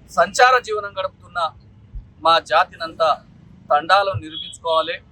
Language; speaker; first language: Telugu; non-native, local second language; Lambadi